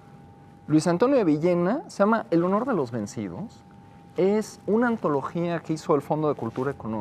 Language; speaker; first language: Spanish; native; Spanish